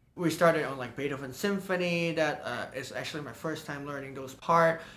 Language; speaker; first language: English; non-native, local second language; Cantonese